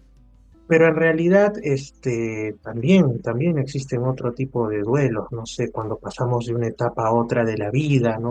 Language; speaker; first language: Spanish; native; Spanish